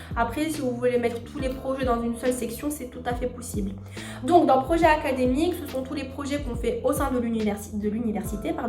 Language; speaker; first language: French; non-native, local second language; Arabic